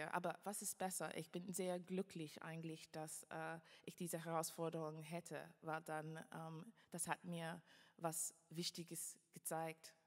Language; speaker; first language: German; non-native, fluent; English